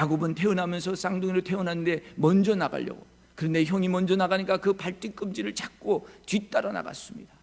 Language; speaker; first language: Korean; native; Korean